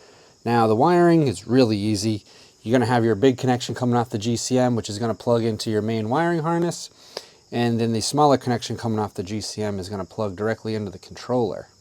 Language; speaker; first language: English; native; English